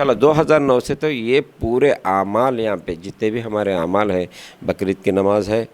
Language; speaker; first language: Urdu; native; Urdu